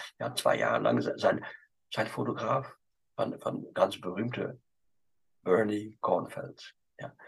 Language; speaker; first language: German; non-native, fluent; French